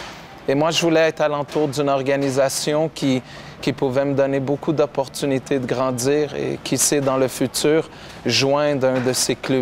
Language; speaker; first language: French; non-native, local second language; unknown